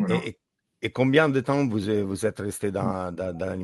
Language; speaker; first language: French; non-native, learner; Italian